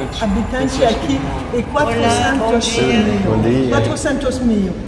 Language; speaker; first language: Portuguese; non-native, learner; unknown